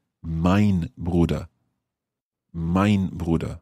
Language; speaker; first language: German; non-native, learner; English